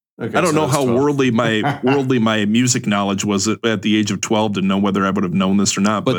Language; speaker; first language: English; native; English